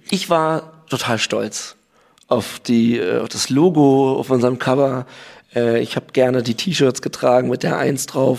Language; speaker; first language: German; native; German